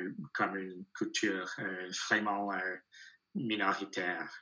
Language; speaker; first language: French; non-native, learner; English